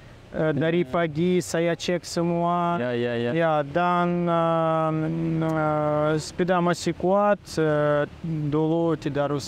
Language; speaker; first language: Indonesian; non-native, learner; Russian